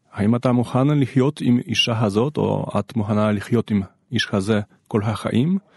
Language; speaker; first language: Hebrew; non-native, fluent; Polish